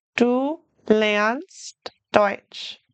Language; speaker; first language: German; non-native, fluent; English